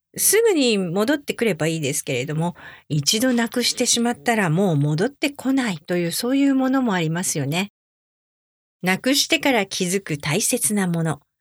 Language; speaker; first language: Japanese; native; Japanese